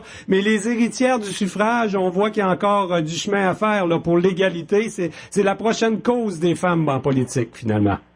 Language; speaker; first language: French; native; French